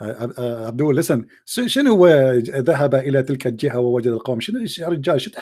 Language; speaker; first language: Arabic; native; Arabic